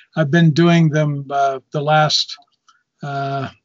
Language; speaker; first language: English; native; English